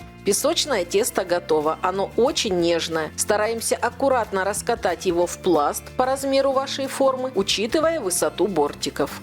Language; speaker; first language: Russian; native; Russian